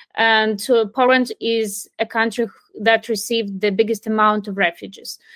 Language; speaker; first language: English; non-native, fluent; Ukrainian